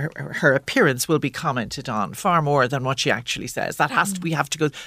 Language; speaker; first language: English; native; English